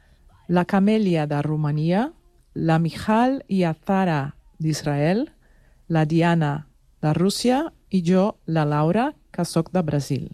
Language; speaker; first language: Catalan; non-native, learner; Portuguese